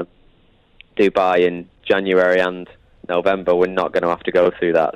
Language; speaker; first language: English; native; English